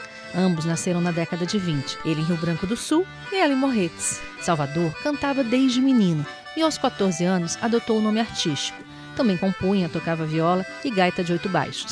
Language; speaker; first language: Portuguese; native; Portuguese